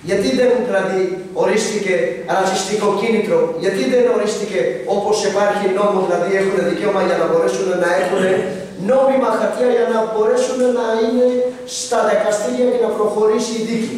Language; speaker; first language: Greek; non-native, fluent; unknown